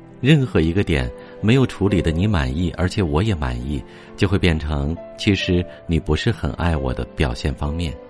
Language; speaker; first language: Chinese; native; Chinese